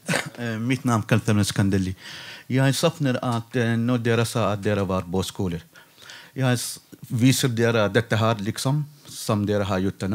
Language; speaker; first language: Norwegian; non-native, fluent; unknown